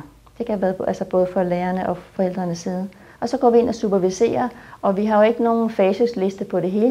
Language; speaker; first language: Danish; native; Danish